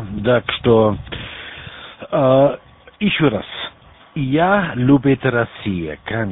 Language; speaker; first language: Russian; non-native, learner; German